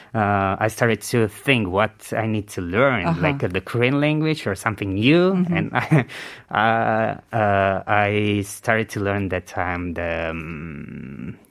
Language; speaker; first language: English; non-native, learner; Uzbek